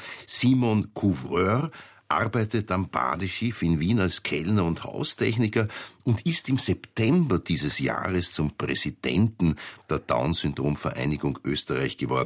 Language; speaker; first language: German; native; German